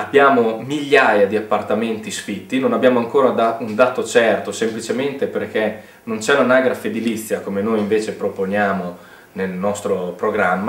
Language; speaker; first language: Italian; native; Italian